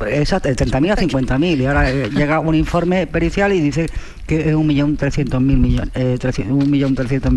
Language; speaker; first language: Spanish; native; Spanish